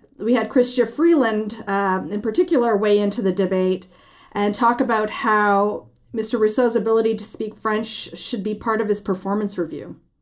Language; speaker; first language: English; early bilingual, other home language; French